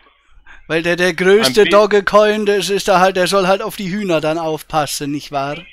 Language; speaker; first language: German; native; German